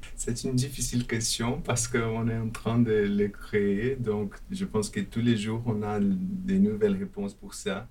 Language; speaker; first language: French; non-native, fluent; Portuguese